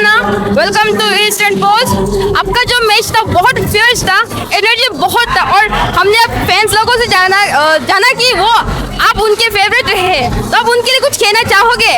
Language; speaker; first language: Hindi; non-native, local second language; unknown